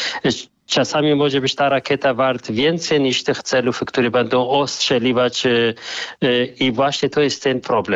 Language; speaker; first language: Polish; non-native, fluent; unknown